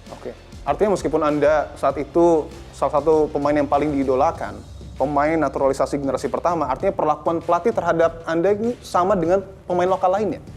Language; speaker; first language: Indonesian; native; Indonesian